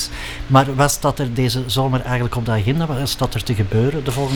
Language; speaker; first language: Dutch; native; Dutch